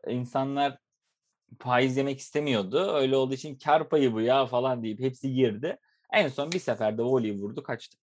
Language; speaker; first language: Turkish; native; Turkish